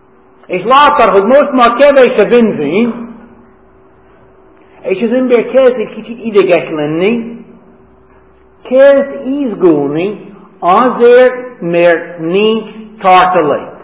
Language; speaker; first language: Hungarian; non-native, learner; English